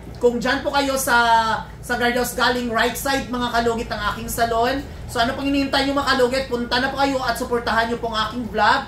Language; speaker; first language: Filipino; non-native, local second language; Cebuano